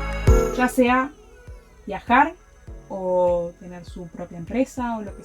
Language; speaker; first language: Spanish; native; Spanish